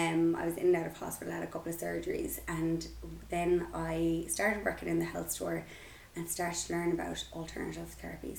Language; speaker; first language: English; native; English